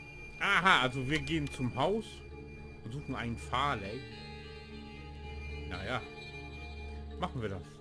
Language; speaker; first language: German; native; German